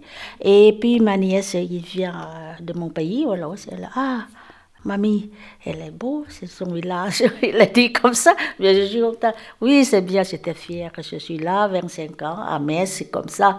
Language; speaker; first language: French; non-native, learner; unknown